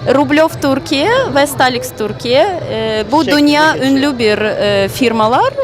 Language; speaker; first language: Turkish; non-native, learner; Ukrainian